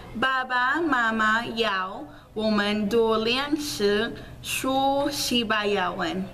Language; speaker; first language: Chinese; non-native, learner; Spanish